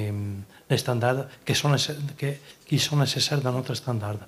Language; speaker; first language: French; non-native, learner; Italian